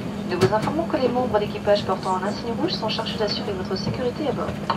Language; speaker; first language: French; native; French